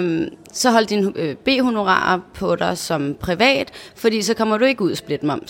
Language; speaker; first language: Danish; native; Danish